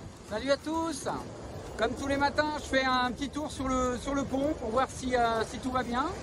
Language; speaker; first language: French; native; French